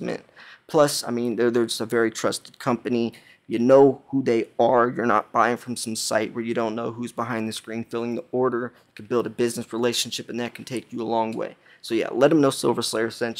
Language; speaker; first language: English; native; English